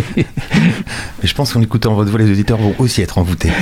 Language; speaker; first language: French; native; French